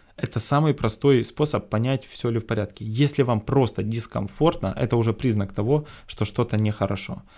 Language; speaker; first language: Russian; native; Russian